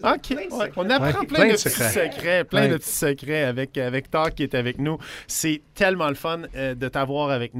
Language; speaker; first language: French; native; French